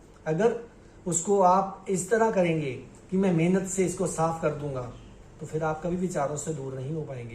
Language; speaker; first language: Hindi; native; Hindi